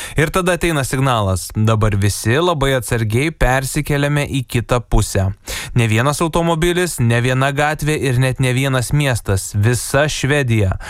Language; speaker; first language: Lithuanian; native; Lithuanian